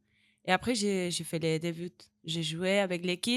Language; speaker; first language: French; non-native, learner; Spanish